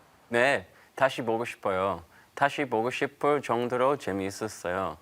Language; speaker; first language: Korean; non-native, learner; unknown